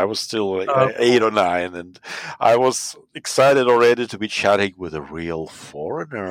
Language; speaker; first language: English; non-native, fluent; Russian